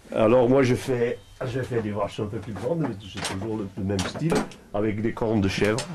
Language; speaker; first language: French; non-native, local second language; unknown